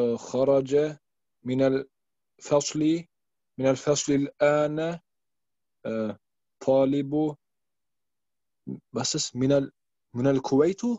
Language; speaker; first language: Arabic; non-native, learner; German